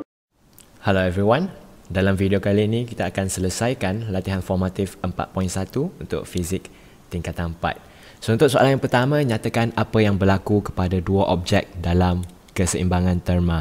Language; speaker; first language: Malay; native; Malay